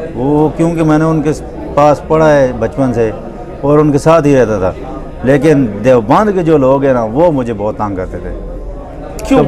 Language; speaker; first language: Urdu; non-native, local second language; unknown